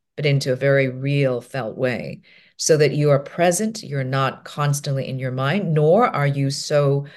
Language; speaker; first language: English; non-native, local second language; Cantonese